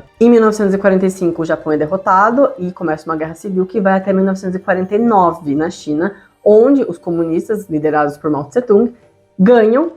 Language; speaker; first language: Portuguese; native; Portuguese